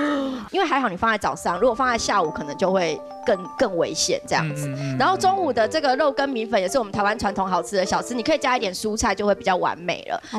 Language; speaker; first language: Chinese; native; Chinese